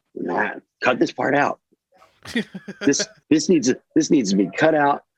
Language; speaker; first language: English; native; English